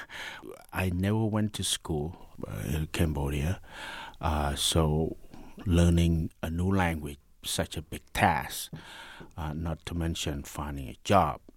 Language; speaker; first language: English; non-native, learner; Khmer